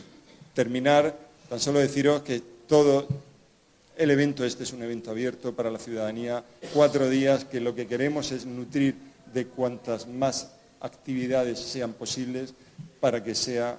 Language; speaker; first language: Spanish; native; Spanish